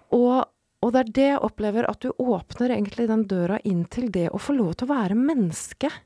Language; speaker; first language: Norwegian; native; Norwegian